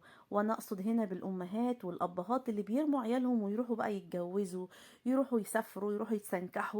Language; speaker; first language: Arabic; native; Arabic